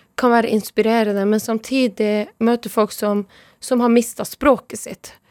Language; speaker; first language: Norwegian; non-native, local second language; Northern Sami